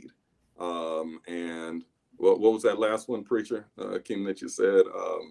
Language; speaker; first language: English; native; English